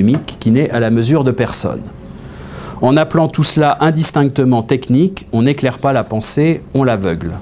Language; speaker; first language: French; native; French